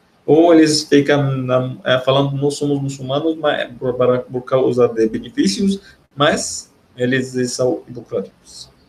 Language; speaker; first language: Portuguese; non-native, fluent; Arabic